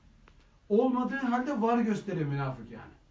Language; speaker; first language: Turkish; native; Turkish